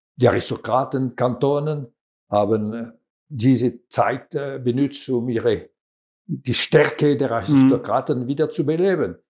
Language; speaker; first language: German; non-native, local second language; French